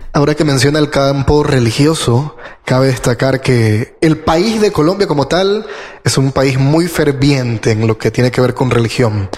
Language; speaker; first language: Spanish; native; Spanish